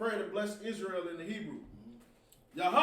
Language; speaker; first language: English; native; English